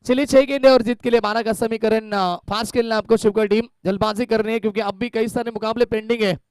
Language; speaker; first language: Hindi; non-native, local second language; Marathi